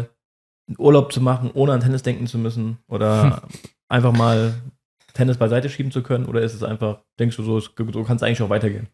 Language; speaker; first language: German; native; German